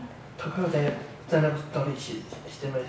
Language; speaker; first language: Japanese; non-native, learner; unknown